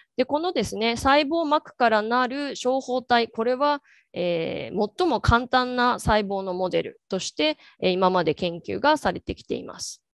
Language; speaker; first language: Japanese; native; Japanese